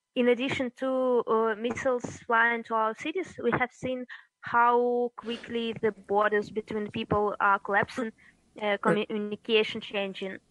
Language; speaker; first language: English; early bilingual, other home language; Russian